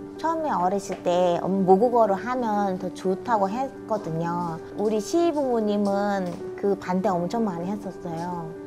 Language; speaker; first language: Korean; non-native, fluent; Vietnamese